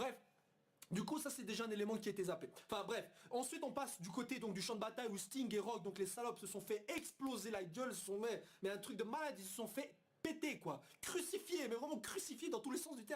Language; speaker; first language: French; native; French